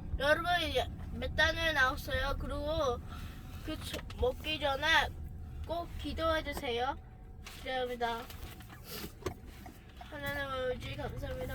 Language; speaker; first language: Korean; early bilingual, heritage; Korean